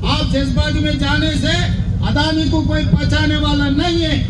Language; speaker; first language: Hindi; non-native, local second language; Telugu